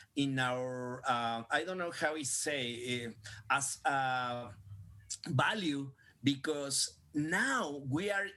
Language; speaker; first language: English; non-native, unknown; Spanish